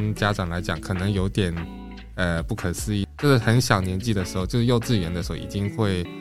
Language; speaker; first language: Chinese; non-native, local second language; Japanese